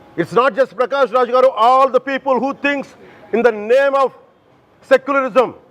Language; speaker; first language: English; non-native, local second language; Telugu